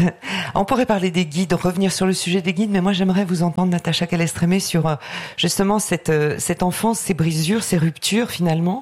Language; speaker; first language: French; native; French